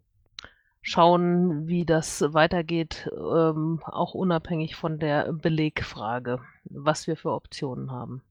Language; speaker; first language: German; native; German